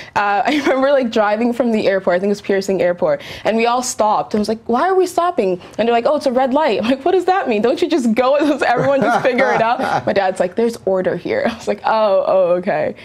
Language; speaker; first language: English; early bilingual, other home language; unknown